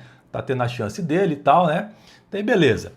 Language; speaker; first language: Portuguese; native; Portuguese